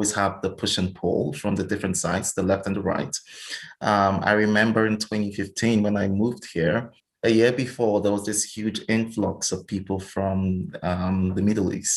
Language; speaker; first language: English; non-native, local second language; Igbo